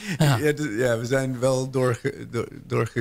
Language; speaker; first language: Dutch; non-native, learner; English